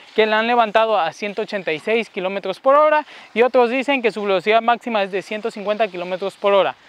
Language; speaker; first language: Spanish; native; Spanish